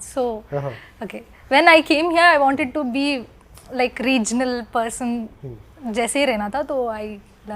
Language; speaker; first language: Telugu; non-native, learner; Hindi